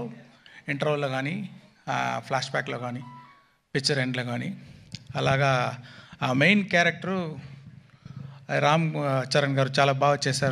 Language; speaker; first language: Telugu; non-native, local second language; Tamil